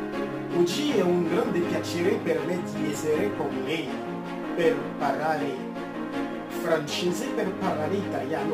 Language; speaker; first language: Italian; non-native, fluent; French